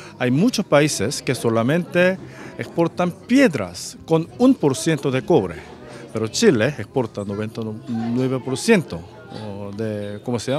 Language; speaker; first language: Spanish; non-native, fluent; Korean